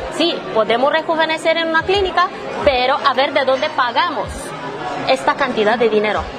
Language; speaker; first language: Spanish; non-native, fluent; Romanian